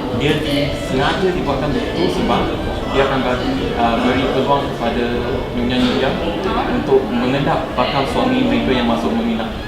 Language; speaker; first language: Malay; native; Malay